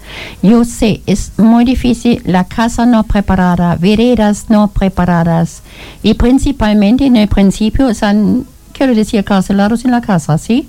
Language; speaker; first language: Spanish; non-native, learner; German